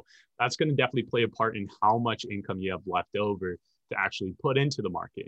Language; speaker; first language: English; native; English